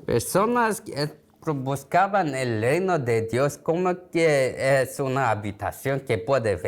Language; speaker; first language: Spanish; non-native, learner; Korean